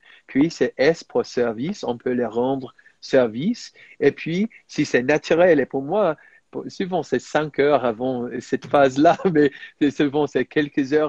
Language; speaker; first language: French; non-native, fluent; English